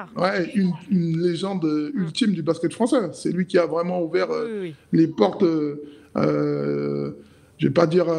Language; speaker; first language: French; native; French